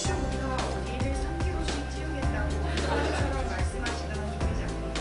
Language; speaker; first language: Korean; native; Korean